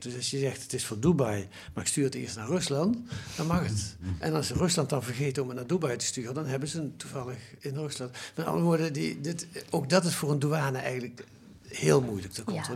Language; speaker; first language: Dutch; native; Dutch